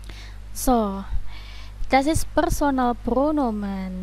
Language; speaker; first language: German; non-native, fluent; Indonesian